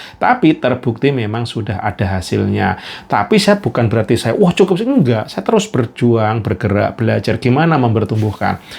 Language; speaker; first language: Indonesian; native; Indonesian